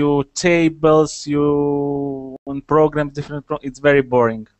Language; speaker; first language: English; non-native, learner; Russian